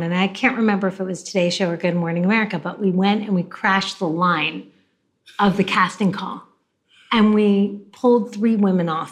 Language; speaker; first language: English; native; English